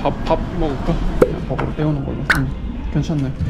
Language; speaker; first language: Korean; native; Korean